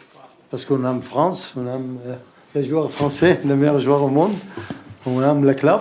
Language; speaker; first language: French; non-native, learner; Arabic